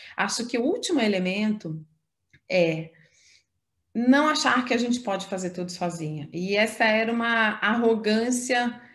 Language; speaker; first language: Portuguese; native; Portuguese